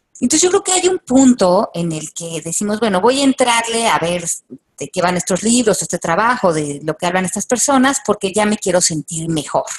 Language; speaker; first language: Spanish; native; Spanish